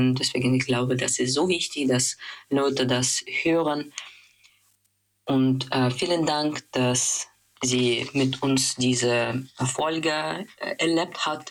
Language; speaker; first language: German; non-native, fluent; Russian